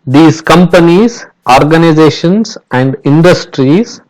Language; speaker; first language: English; non-native, local second language; Kannada